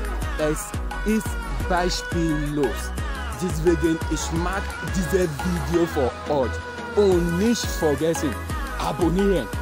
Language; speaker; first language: German; non-native, learner; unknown